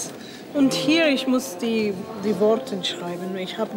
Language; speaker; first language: German; non-native, learner; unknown